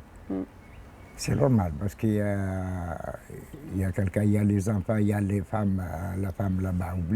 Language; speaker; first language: French; non-native, learner; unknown